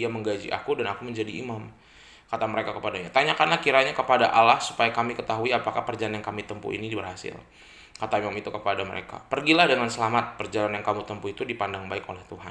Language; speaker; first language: Indonesian; native; Indonesian